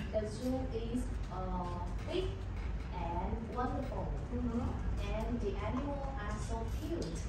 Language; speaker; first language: English; non-native, learner; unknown